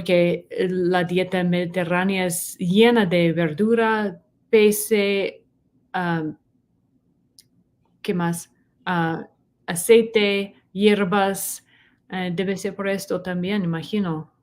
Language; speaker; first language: Spanish; non-native, fluent; English